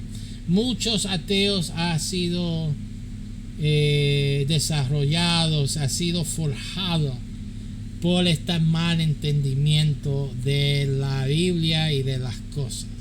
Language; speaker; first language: Spanish; early bilingual, heritage; English